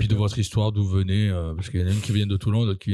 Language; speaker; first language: French; native; French